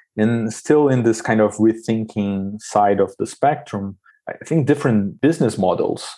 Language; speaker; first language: English; non-native, fluent; Portuguese